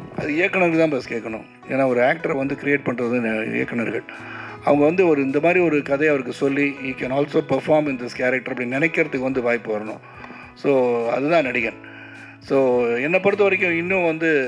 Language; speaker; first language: Tamil; native; Tamil